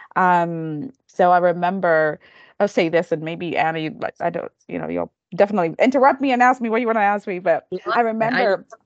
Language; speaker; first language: English; non-native, local second language; Kamba